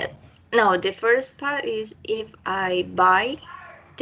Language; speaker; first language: English; non-native, learner; Spanish